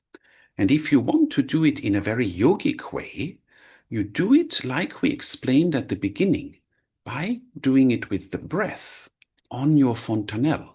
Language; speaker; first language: English; non-native, fluent; German